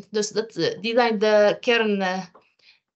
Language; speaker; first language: Dutch; non-native, fluent; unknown